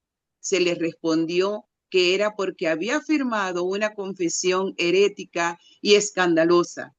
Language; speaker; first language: Spanish; native; Spanish